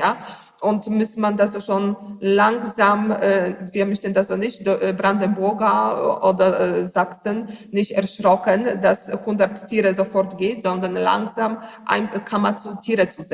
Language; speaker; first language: German; non-native, learner; Polish